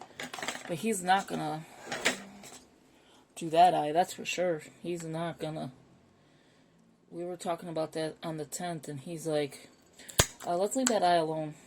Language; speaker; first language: English; native; English